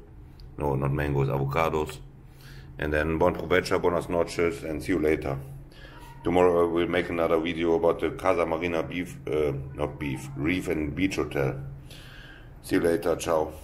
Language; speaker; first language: English; non-native, fluent; German